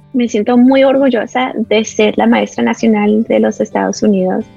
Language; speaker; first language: Spanish; early bilingual, heritage; Spanish